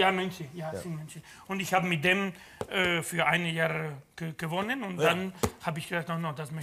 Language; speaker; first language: German; non-native, fluent; Spanish